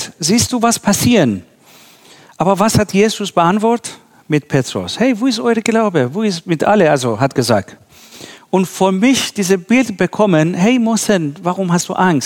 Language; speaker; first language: German; non-native, learner; Persian